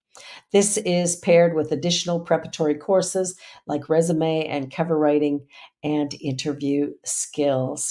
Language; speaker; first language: English; native; English